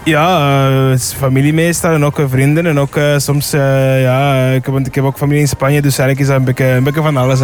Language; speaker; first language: Dutch; early bilingual, other home language; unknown